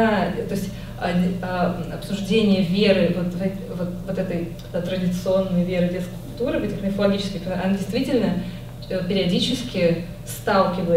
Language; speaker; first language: Russian; native; Russian